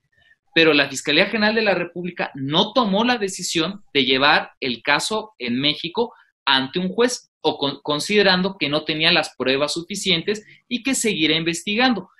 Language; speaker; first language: Spanish; native; Spanish